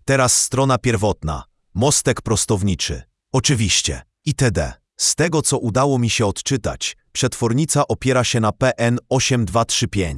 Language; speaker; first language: Polish; native; Polish